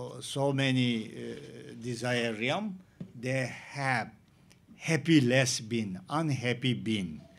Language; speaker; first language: English; non-native, learner; Tibetan